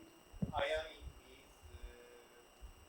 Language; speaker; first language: Persian; non-native, learner; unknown